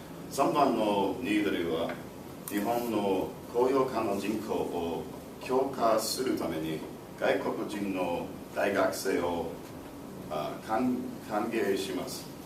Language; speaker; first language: Japanese; non-native, learner; English